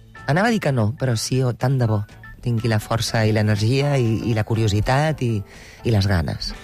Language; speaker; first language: Catalan; non-native, local second language; Spanish